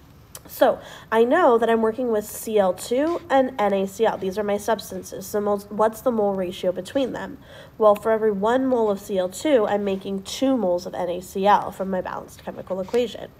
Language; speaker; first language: English; native; English